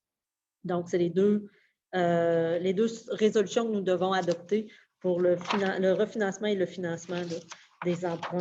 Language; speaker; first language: French; native; French